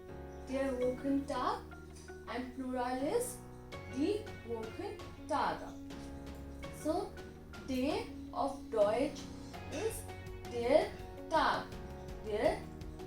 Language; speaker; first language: German; non-native, learner; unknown